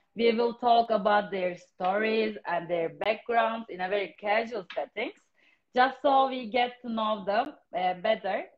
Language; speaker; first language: English; non-native, fluent; Turkish